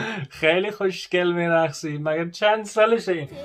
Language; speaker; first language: Persian; non-native, learner; English